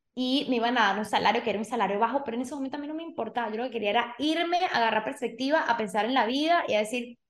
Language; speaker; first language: Spanish; early bilingual, other home language; Portuguese